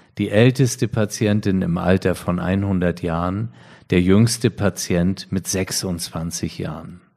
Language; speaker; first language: German; native; German